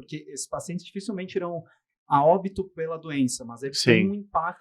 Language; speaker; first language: Portuguese; native; Portuguese